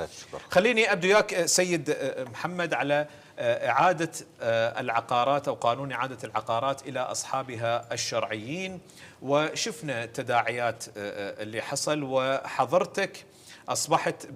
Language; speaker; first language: Arabic; native; Arabic